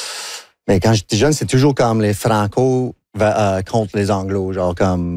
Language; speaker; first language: French; non-native, local second language; English